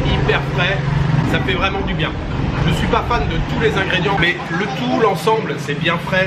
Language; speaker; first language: French; native; French